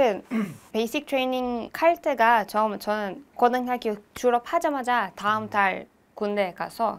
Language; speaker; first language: Korean; non-native, learner; Hebrew